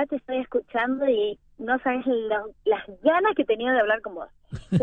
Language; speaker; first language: Spanish; native; Spanish